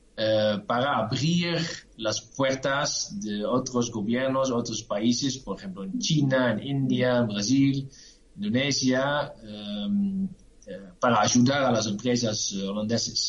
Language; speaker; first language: Spanish; non-native, learner; Dutch